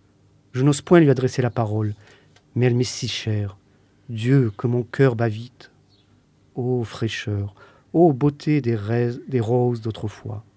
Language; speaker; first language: French; native; French